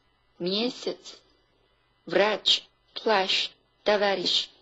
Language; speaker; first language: Russian; non-native, fluent; Chinese